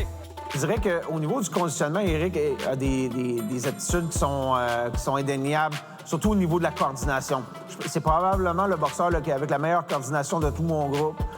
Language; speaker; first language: French; native; French